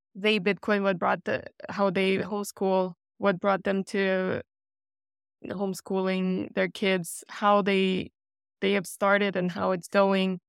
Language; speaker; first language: English; non-native, fluent; Russian